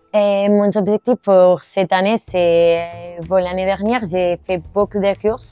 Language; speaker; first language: French; non-native, learner; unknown